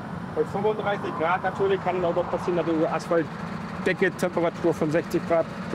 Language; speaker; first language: German; native; German